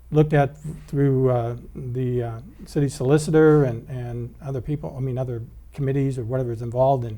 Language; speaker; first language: English; native; English